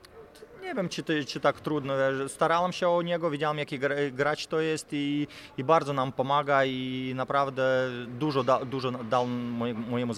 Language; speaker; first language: Polish; non-native, fluent; Lithuanian